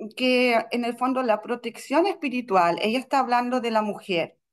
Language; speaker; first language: Spanish; non-native, fluent; Russian